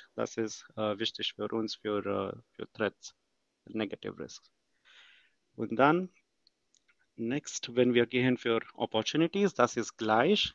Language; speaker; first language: German; non-native, fluent; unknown